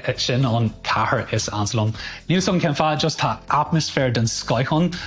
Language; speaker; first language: Irish; non-native, local second language; English